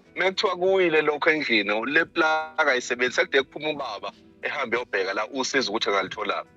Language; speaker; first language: Zulu; native; Zulu